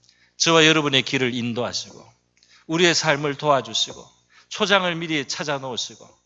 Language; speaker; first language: Korean; native; Korean